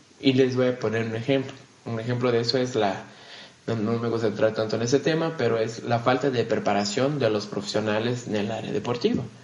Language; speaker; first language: Spanish; non-native, fluent; Portuguese